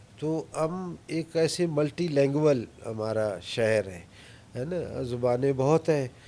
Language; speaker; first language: Urdu; non-native, local second language; Brahui